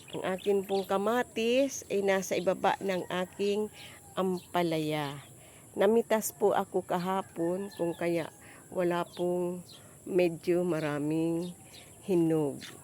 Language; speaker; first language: Filipino; native; Filipino